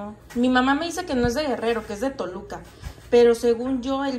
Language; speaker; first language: Spanish; native; Spanish